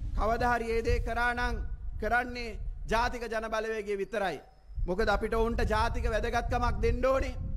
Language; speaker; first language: Sinhala; native; Sinhala